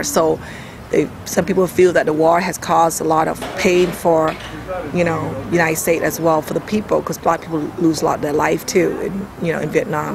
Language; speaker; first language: English; early bilingual, other home language; Vietnamese